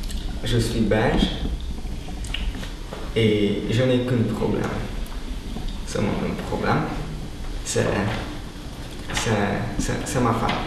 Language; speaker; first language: French; non-native, learner; Hungarian